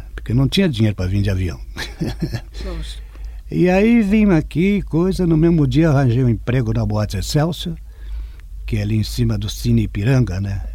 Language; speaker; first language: Portuguese; native; Portuguese